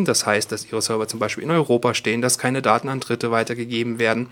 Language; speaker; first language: German; native; German